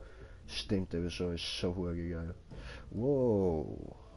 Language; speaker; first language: German; native; German